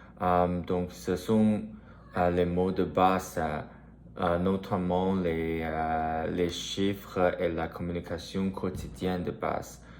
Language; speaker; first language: French; non-native, learner; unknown